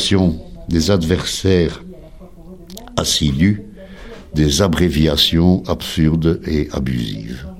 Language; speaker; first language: French; native; French